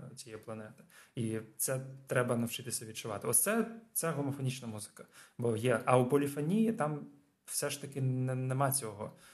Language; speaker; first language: Ukrainian; non-native, local second language; Russian